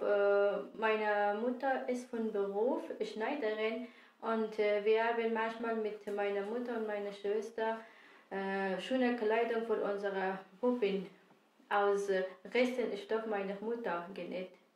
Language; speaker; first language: German; non-native, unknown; Persian